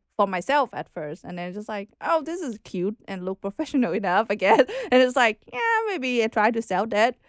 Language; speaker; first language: English; non-native, learner; Thai